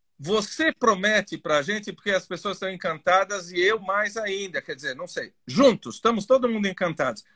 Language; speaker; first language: Portuguese; native; Portuguese